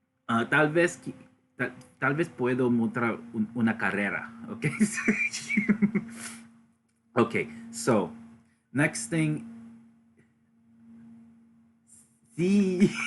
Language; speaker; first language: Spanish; non-native, learner; English